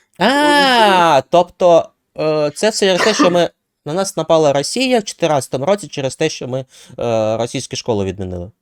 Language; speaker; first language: Ukrainian; non-native, local second language; Russian